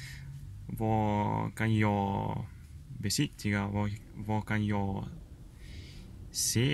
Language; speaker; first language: Swedish; non-native, learner; Italian